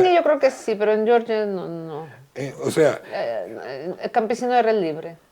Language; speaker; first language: Spanish; non-native, fluent; Russian